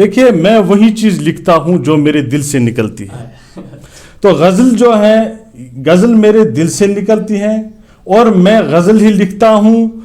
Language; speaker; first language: Urdu; non-native, local second language; Kashmiri